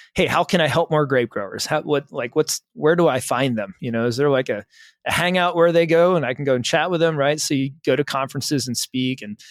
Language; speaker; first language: English; native; English